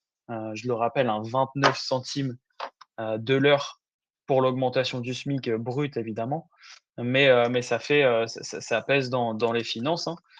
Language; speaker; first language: French; native; French